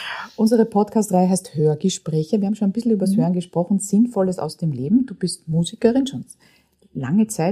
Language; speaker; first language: German; native; German